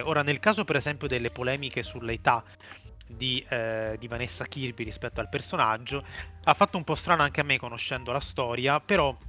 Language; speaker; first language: Italian; native; Italian